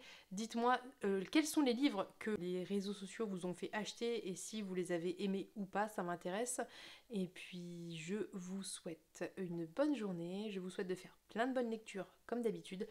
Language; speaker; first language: French; native; French